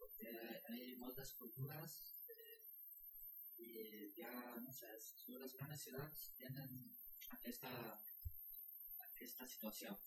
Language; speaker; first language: Catalan; non-native, learner; Spanish